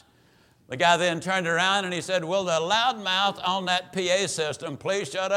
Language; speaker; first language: English; native; English